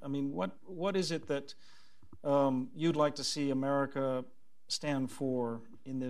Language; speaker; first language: English; native; English